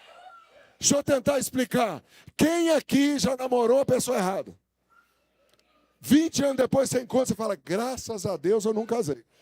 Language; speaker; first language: Portuguese; native; Portuguese